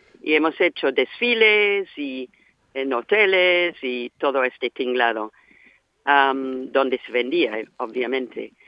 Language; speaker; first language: Spanish; non-native, fluent; English